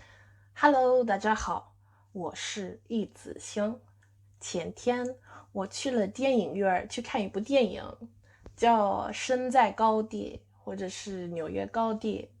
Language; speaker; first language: Chinese; non-native, fluent; English